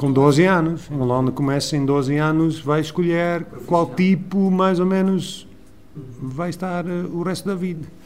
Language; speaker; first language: Portuguese; non-native, learner; Dutch